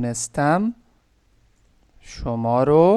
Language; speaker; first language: Persian; non-native, fluent; Urdu